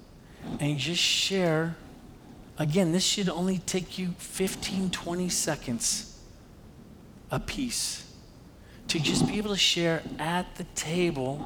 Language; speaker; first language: English; native; English